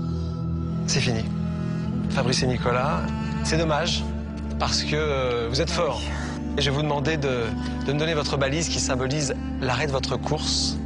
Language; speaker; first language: French; native; French